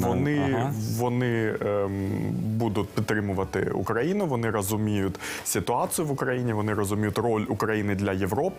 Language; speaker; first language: Ukrainian; non-native, local second language; Russian